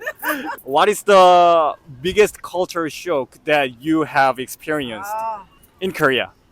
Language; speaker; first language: English; non-native, learner; Korean